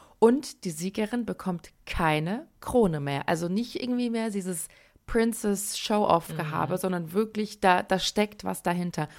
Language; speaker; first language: German; early bilingual, other home language; Persian